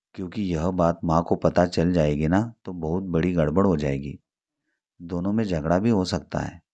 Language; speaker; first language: Hindi; non-native, local second language; Marathi